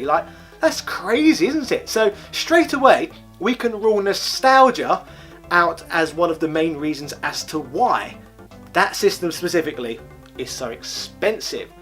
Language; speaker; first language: English; native; English